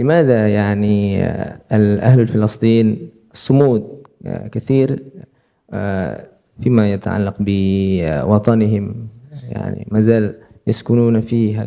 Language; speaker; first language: Arabic; non-native, learner; Indonesian